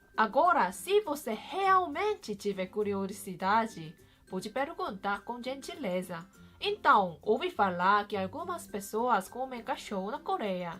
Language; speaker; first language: Portuguese; non-native, fluent; Korean